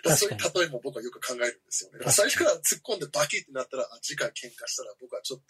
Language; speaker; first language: Japanese; early bilingual, heritage; Japanese